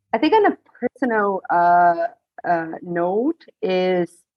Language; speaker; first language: English; non-native, fluent; Portuguese